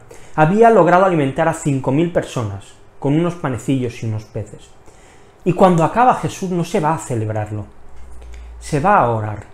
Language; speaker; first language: Spanish; native; Spanish